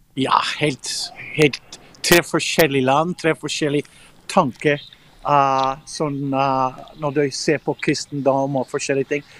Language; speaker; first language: Norwegian; non-native, fluent; English